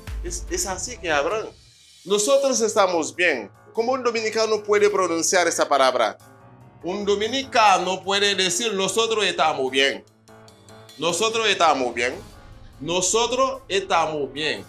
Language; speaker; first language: Spanish; non-native, fluent; Haitian Creole